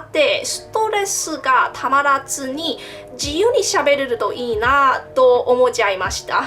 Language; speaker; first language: Japanese; non-native, learner; Min Nan Chinese